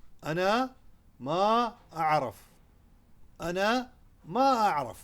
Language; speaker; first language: Arabic; non-native, fluent; Urdu